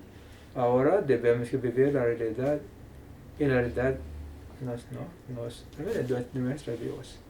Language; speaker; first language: Spanish; non-native, fluent; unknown